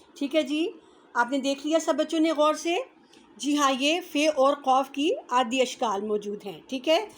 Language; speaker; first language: Urdu; native; Urdu